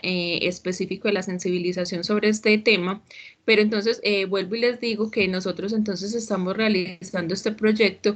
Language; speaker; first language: Spanish; native; Spanish